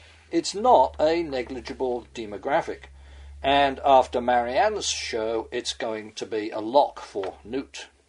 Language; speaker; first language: English; native; English